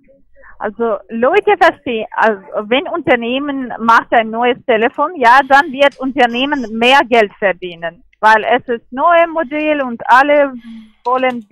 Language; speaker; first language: German; non-native, learner; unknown